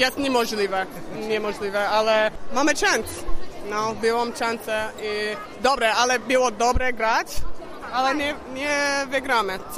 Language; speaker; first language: Polish; non-native, learner; English